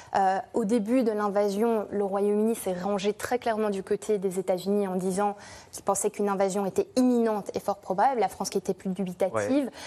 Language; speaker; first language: French; non-native, fluent; English